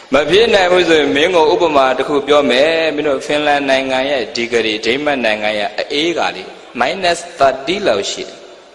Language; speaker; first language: Burmese; native; Burmese